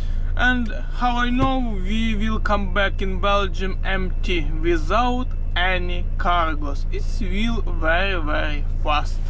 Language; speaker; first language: English; non-native, learner; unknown